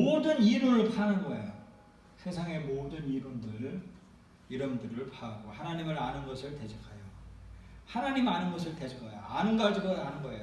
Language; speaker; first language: Korean; native; Korean